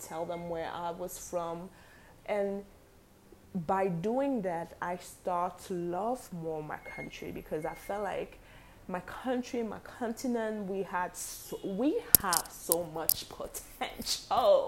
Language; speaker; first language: English; non-native, local second language; French